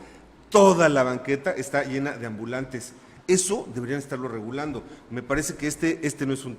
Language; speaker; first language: Spanish; native; Spanish